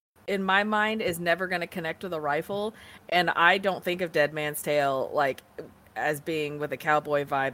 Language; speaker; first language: English; native; English